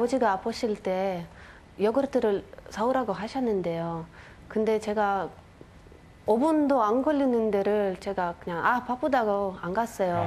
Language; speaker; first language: Korean; non-native, fluent; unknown